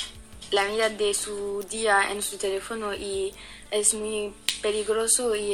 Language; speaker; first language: Spanish; non-native, fluent; French